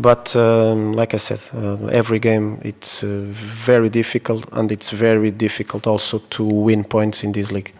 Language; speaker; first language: English; non-native, fluent; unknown